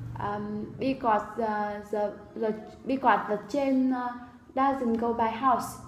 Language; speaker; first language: English; non-native, learner; Vietnamese